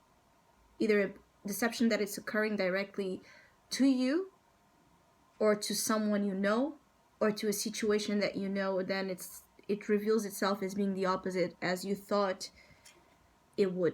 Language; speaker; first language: English; non-native, fluent; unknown